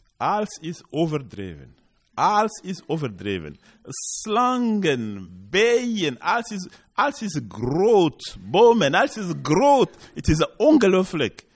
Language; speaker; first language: Dutch; non-native, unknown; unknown